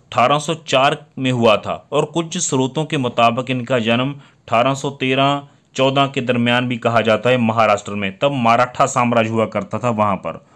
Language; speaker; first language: Hindi; non-native, local second language; Punjabi